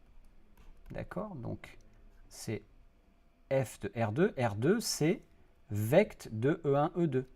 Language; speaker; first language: French; native; French